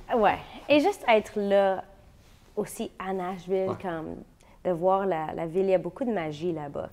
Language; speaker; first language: French; non-native, fluent; English